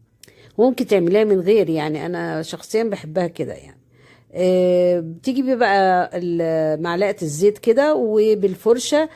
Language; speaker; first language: Arabic; native; Arabic